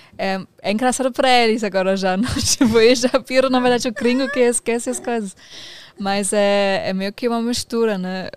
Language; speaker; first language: Portuguese; non-native, fluent; German